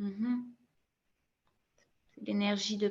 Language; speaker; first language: French; native; French